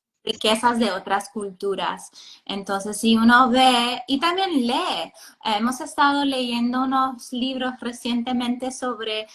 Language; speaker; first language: Spanish; non-native, fluent; English